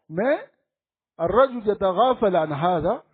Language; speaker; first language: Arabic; non-native, fluent; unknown